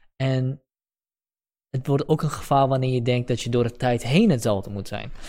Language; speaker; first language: Dutch; early bilingual, other home language; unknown